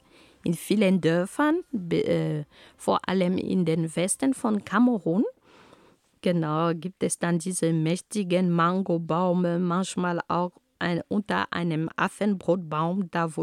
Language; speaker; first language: German; non-native, fluent; Ghomala